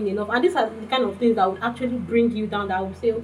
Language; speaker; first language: English; non-native, local second language; Yoruba